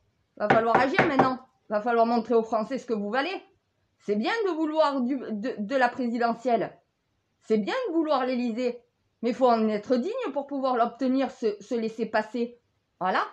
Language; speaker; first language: French; native; French